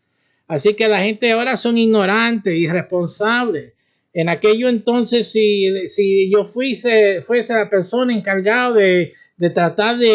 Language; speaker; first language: Spanish; early bilingual, heritage; Spanish